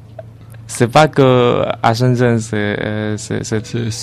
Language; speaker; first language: French; non-native, learner; Chinese